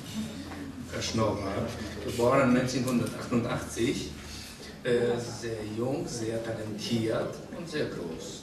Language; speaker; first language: German; non-native, fluent; Polish